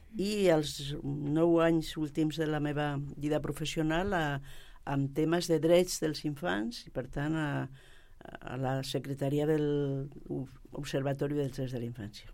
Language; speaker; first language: Catalan; non-native, local second language; Spanish